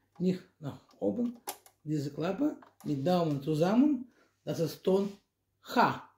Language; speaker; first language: German; non-native, learner; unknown